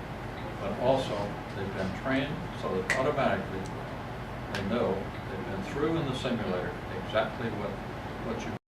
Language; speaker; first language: English; native; English